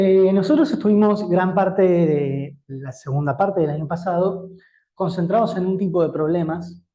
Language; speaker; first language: Spanish; native; Spanish